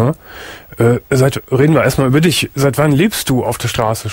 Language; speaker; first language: German; native; German